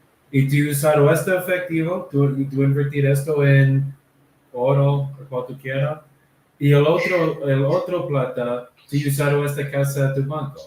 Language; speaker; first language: Spanish; non-native, learner; English